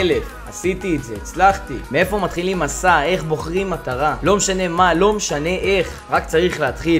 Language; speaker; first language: Hebrew; native; Hebrew